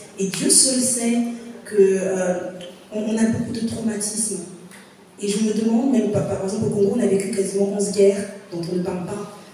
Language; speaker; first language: French; native; French